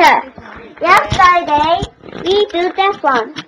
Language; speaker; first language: English; non-native, learner; Korean